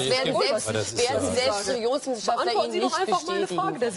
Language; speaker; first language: German; native; German